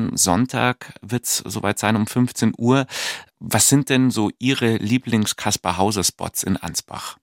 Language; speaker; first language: German; native; German